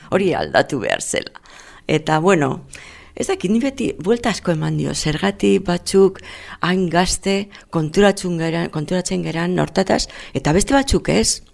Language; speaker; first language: Basque; non-native, local second language; Spanish